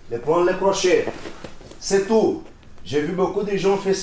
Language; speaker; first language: French; non-native, learner; Portuguese